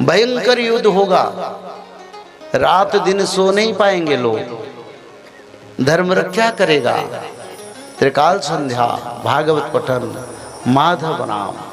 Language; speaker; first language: Hindi; non-native, local second language; Odia